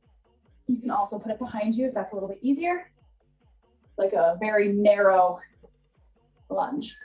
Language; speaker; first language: English; native; English